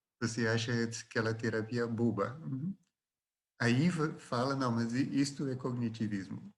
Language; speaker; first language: Portuguese; non-native, fluent; Dutch